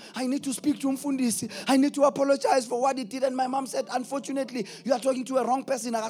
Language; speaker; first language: English; non-native, local second language; Zulu